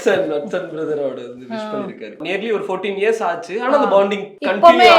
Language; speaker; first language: Tamil; native; Tamil